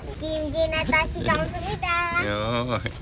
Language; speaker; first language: Korean; non-native, learner; Filipino